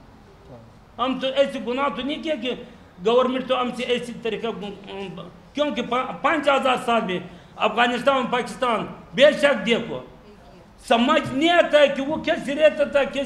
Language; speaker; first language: Urdu; non-native, learner; Pashto